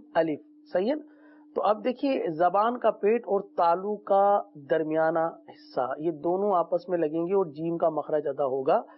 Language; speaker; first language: Urdu; native; Urdu